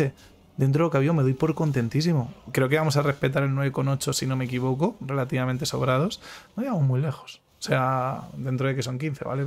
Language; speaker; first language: Spanish; native; Spanish